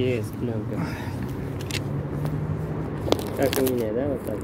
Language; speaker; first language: Russian; non-native, learner; Uzbek